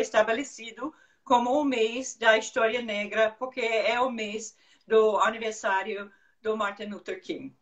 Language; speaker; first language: Portuguese; non-native, fluent; English